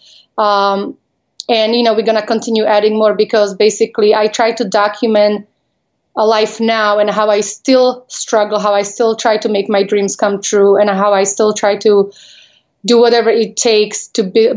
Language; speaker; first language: English; non-native, fluent; Slovak